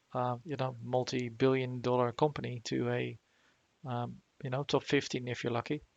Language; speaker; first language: English; non-native, fluent; Dutch